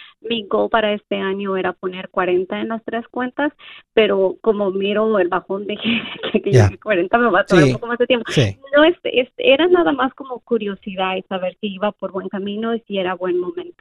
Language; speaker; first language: Spanish; early bilingual, other home language; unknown